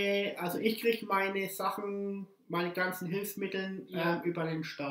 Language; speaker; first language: German; early bilingual, other home language; English